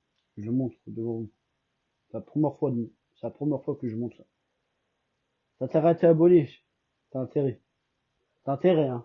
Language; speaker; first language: French; non-native, fluent; Albanian